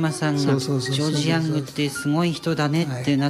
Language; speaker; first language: Japanese; native; Japanese